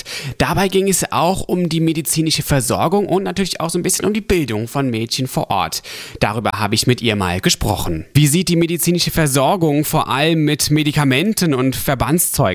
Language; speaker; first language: German; native; German